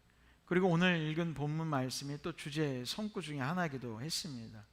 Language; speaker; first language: Korean; native; Korean